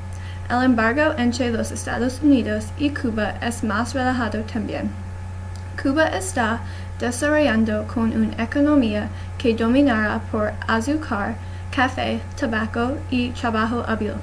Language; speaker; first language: Spanish; non-native, learner; English